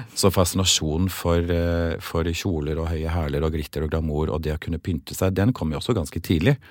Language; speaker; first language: Norwegian; early bilingual, other home language; English